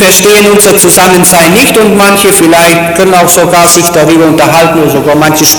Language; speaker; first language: German; native; German